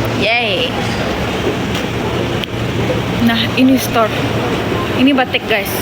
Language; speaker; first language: Indonesian; non-native, learner; Turkish